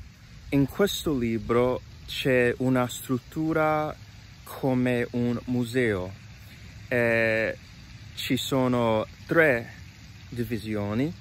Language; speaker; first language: Italian; non-native, learner; English